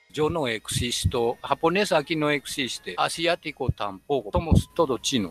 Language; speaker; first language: Spanish; non-native, fluent; Japanese